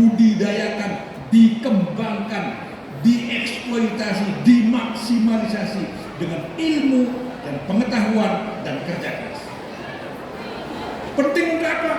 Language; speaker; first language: Indonesian; non-native, local second language; Sasak